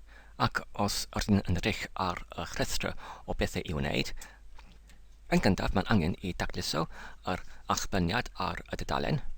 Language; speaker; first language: Welsh; non-native, learner; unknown